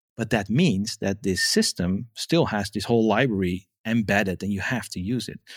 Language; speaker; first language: English; non-native, fluent; Dutch